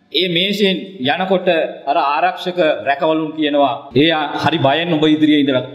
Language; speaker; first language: Sinhala; native; Sinhala